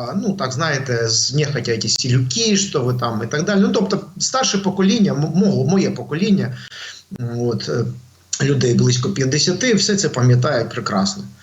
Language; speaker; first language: Ukrainian; non-native, local second language; Russian